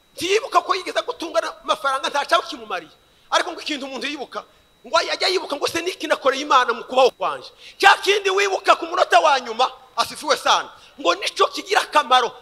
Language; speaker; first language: Kinyarwanda; early bilingual, heritage; Kinyarwanda